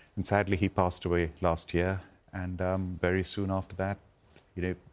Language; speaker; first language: English; non-native, local second language; Gujarati